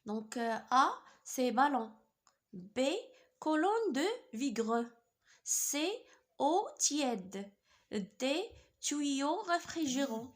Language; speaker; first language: French; non-native, local second language; Arabic